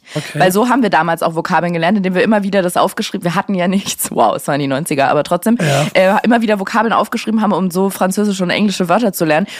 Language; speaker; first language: German; native; German